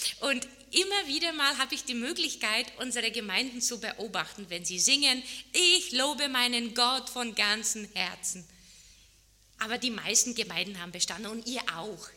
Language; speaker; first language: German; non-native, fluent; Czech